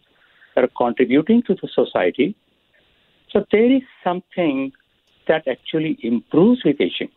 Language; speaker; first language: English; non-native, local second language; Marathi